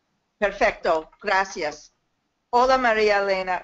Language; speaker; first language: Spanish; non-native, fluent; English